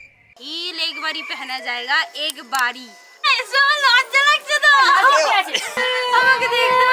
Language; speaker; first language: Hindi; non-native, local second language; Bangla